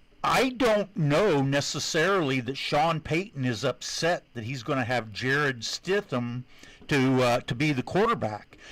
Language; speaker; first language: English; native; English